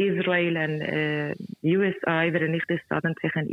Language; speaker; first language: Dutch; non-native, fluent; Persian